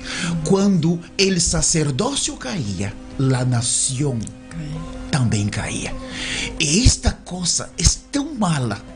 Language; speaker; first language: Spanish; non-native, learner; Portuguese